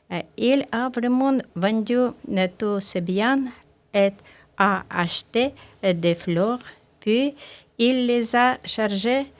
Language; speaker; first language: French; non-native, learner; Russian